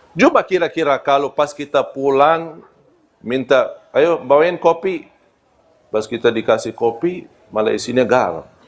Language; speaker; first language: Malay; non-native, fluent; Arabic